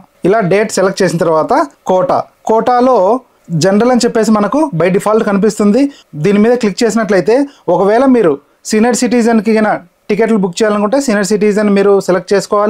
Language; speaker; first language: Telugu; native; Telugu